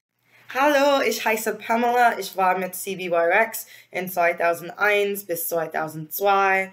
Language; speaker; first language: German; non-native, learner; English